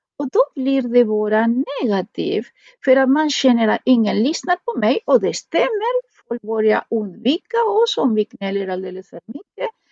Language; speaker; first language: Swedish; non-native, fluent; Spanish